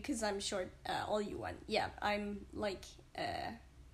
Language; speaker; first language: English; non-native, fluent; Swedish